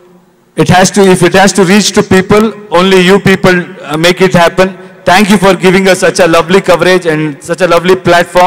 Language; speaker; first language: Telugu; non-native, learner; Kannada